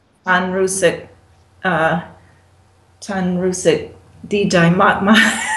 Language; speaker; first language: Thai; non-native, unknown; English